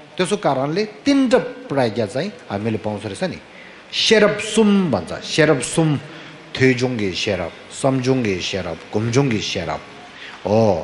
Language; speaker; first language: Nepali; non-native, fluent; Tibetan